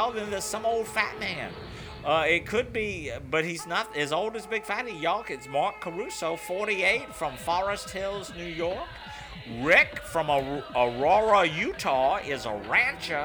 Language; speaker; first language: English; native; English